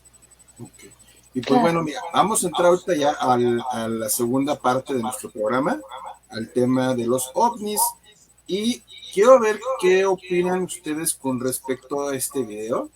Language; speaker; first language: Spanish; native; Spanish